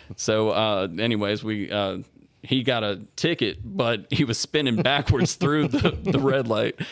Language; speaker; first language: English; native; English